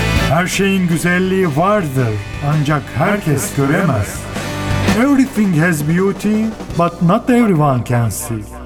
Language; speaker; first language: English; non-native, fluent; Turkish